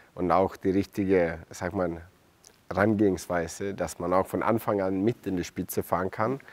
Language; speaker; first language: German; non-native, fluent; Swedish